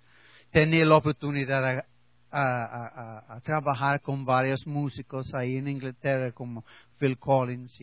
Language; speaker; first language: Spanish; non-native, learner; English